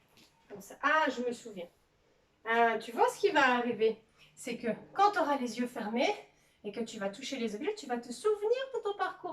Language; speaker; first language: French; native; French